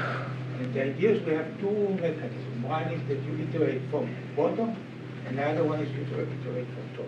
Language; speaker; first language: English; non-native, fluent; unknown